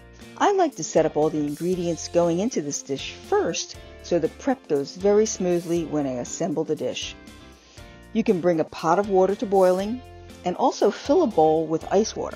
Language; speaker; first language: English; native; English